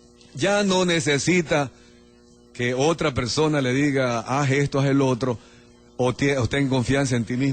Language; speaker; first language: Spanish; native; Spanish